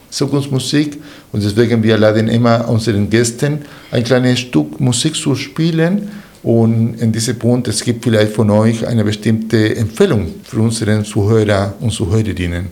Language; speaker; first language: German; non-native, fluent; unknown